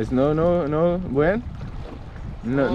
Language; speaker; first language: Spanish; non-native, learner; Dutch